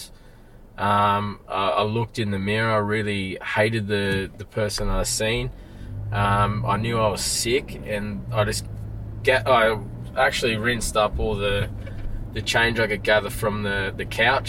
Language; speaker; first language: English; native; English